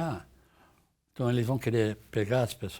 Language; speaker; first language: Portuguese; non-native, fluent; English